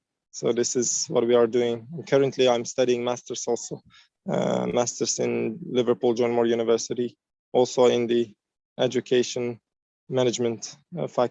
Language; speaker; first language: English; non-native, fluent; Uzbek